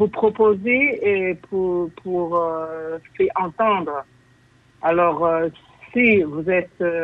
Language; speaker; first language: French; non-native, fluent; Chinese